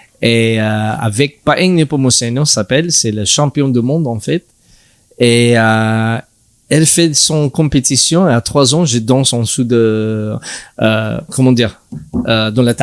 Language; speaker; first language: French; non-native, learner; English